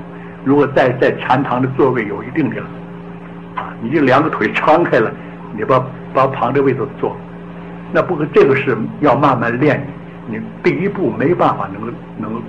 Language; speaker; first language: Chinese; native; Chinese